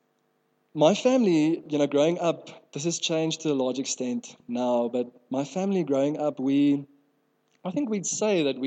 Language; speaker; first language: English; non-native, local second language; Afrikaans